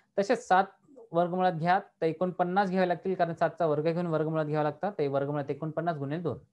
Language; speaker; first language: Marathi; native; Marathi